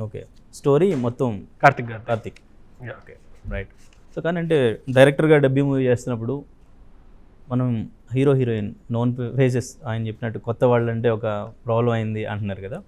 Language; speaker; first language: Telugu; native; Telugu